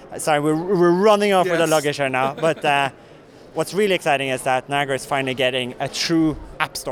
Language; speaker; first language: English; non-native, fluent; Norwegian